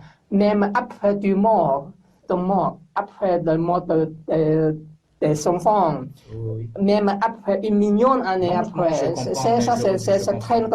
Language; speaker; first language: French; non-native, learner; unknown